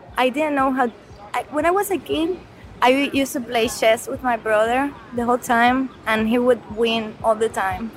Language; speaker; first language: English; non-native, fluent; Spanish